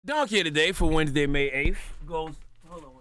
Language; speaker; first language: English; native; English